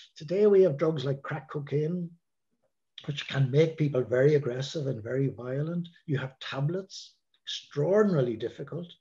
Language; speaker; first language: English; native; English